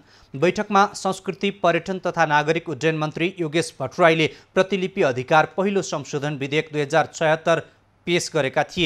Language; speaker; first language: Nepali; native; Nepali